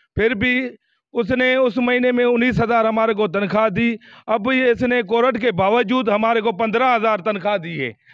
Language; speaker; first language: Urdu; non-native, local second language; Sindhi